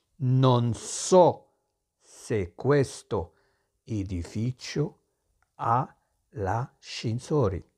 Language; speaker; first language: Italian; non-native, fluent; Arabic